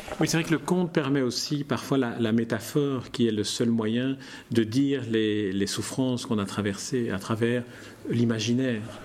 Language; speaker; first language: French; native; French